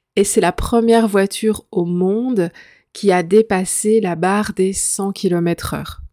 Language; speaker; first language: French; native; French